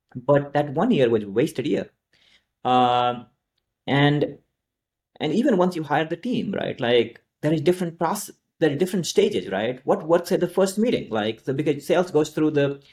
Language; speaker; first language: English; non-native, local second language; Hindi